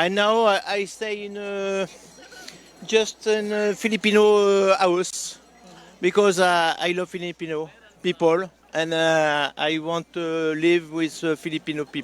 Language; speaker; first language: English; non-native, learner; French